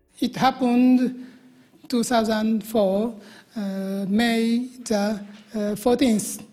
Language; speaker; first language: English; non-native, learner; Japanese